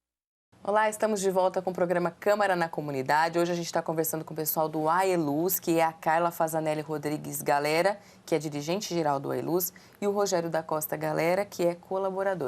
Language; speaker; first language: Portuguese; native; Portuguese